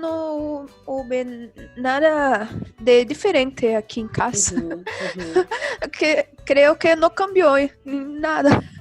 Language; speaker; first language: Spanish; non-native, learner; Portuguese